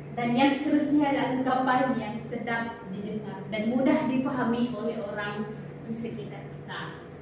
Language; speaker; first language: Malay; non-native, local second language; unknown